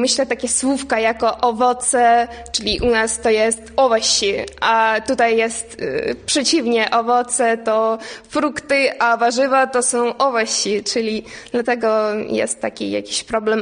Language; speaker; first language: Polish; non-native, learner; Ukrainian